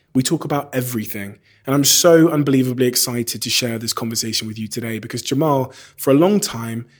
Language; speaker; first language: English; native; English